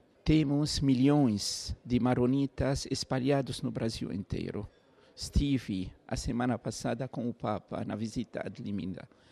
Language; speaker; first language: Portuguese; non-native, fluent; Arabic